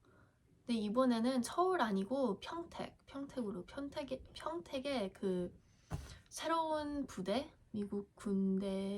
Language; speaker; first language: Korean; early bilingual, heritage; English